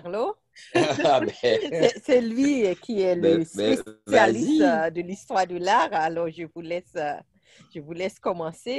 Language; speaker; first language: French; non-native, local second language; Haitian Creole